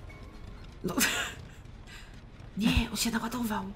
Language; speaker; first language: Polish; native; Polish